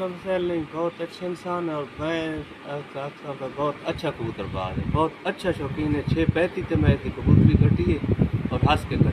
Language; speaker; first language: Hindi; non-native, local second language; Punjabi